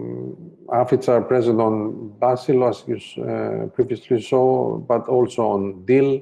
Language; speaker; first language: English; non-native, fluent; Greek